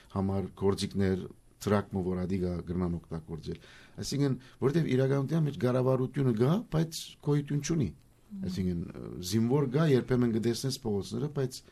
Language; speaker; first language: Armenian; early bilingual, heritage; Armenian